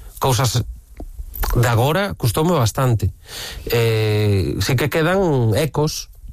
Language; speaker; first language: Galician; native; Galician